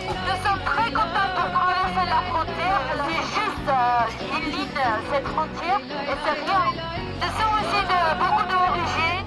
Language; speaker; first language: French; non-native, learner; Spanish